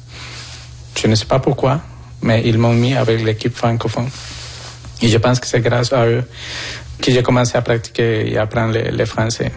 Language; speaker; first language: French; non-native, fluent; Spanish